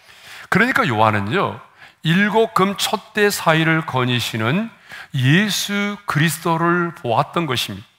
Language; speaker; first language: Korean; native; Korean